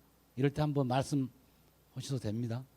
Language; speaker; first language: Korean; native; Korean